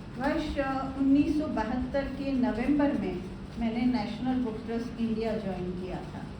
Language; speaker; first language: Hindi; non-native, local second language; Gujarati